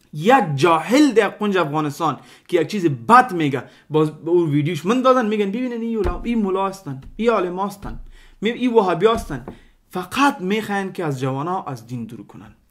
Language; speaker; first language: Persian; non-native, local second language; Pashto